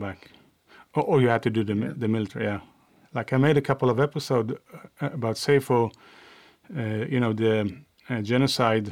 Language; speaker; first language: English; non-native, fluent; Swedish